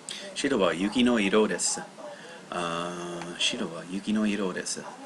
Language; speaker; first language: Japanese; non-native, learner; English